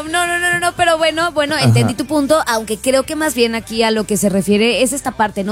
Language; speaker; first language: Spanish; native; Spanish